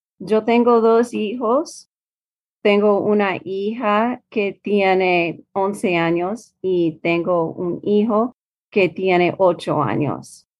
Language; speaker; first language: Spanish; non-native, learner; English